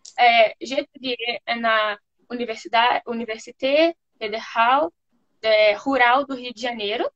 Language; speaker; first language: French; non-native, learner; Portuguese